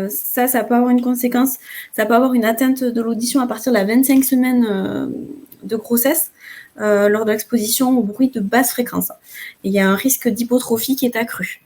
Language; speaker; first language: French; native; French